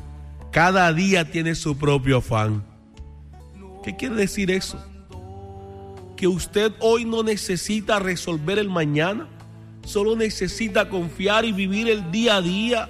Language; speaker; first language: Spanish; native; Spanish